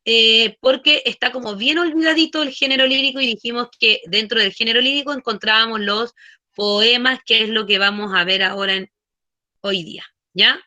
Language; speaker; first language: Spanish; native; Spanish